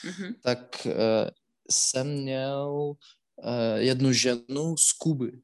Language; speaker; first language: Czech; non-native, learner; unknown